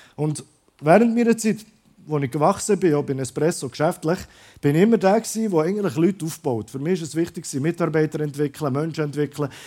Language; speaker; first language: German; early bilingual, other home language; Croatian